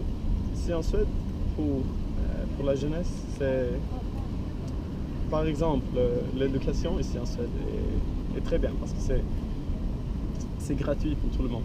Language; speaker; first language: French; non-native, learner; Swedish